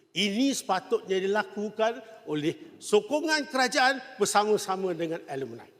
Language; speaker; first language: Malay; non-native, local second language; Chinese